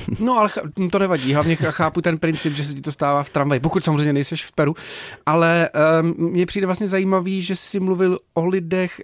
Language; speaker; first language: Czech; native; Czech